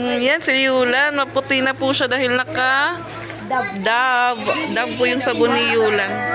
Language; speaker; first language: Filipino; non-native, local second language; Waray